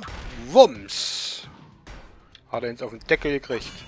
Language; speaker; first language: German; native; German